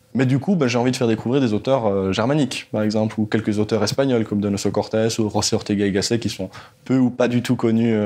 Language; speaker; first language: French; native; French